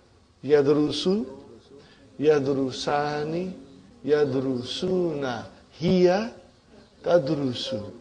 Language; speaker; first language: Arabic; non-native, fluent; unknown